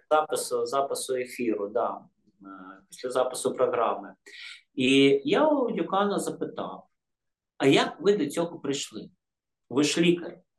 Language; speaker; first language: Ukrainian; non-native, local second language; Russian